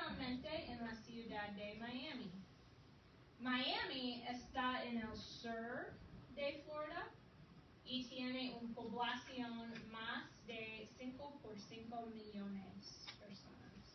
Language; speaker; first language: Spanish; non-native, fluent; English